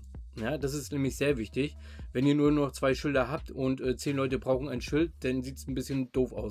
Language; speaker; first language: German; native; German